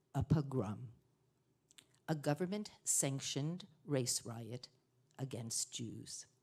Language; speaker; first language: English; native; English